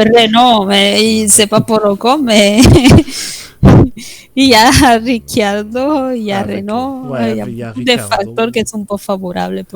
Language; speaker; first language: French; non-native, fluent; Spanish